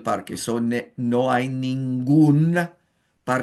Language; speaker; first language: Spanish; non-native, fluent; English